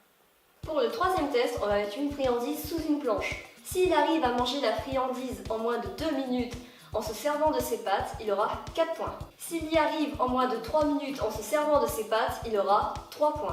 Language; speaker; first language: French; native; French